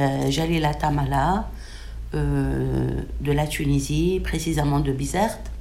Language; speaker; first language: French; non-native, local second language; Arabic